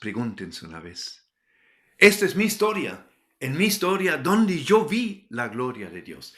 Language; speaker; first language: Spanish; non-native, fluent; German